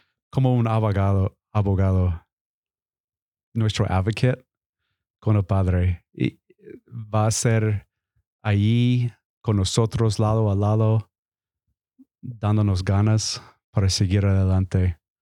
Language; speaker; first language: Spanish; non-native, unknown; English